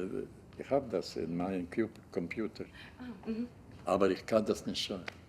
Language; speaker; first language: German; non-native, learner; Hungarian